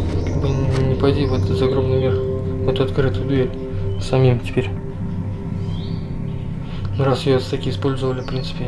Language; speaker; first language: Russian; native; Russian